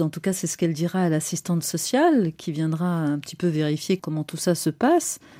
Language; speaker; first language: French; native; French